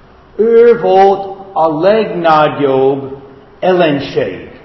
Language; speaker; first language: Hungarian; non-native, fluent; English